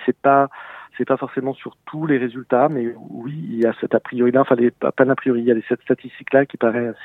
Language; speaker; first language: French; native; French